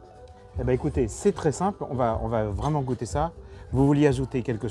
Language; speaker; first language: French; native; French